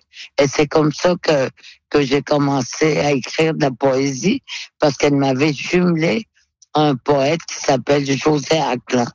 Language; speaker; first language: French; non-native, local second language; Innu-aimun